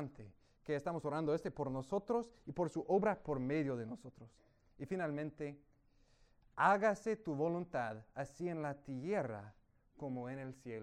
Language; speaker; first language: Spanish; non-native, fluent; English